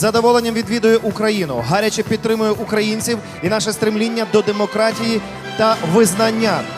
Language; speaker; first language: Ukrainian; native; Ukrainian